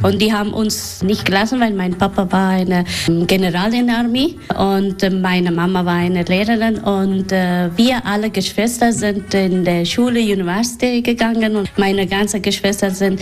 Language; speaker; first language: German; non-native, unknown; Persian